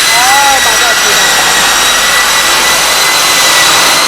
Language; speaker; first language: English; native; English